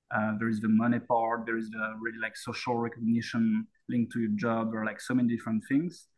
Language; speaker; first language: English; non-native, fluent; French